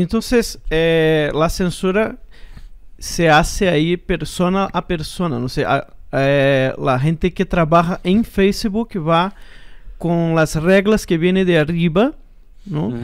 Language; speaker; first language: Spanish; non-native, fluent; Portuguese